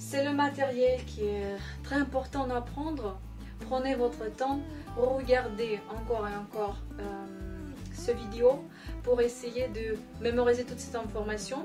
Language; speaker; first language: French; non-native, fluent; Russian